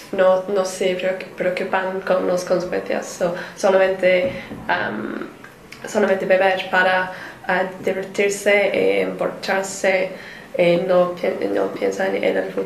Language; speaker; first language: Spanish; non-native, learner; English